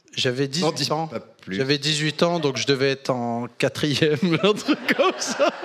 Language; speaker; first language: French; native; French